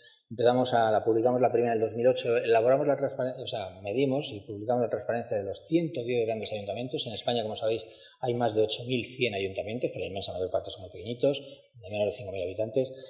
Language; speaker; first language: Spanish; native; Spanish